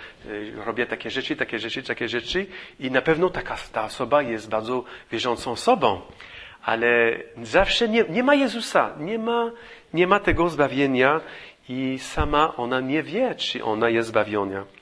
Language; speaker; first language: Polish; non-native, fluent; English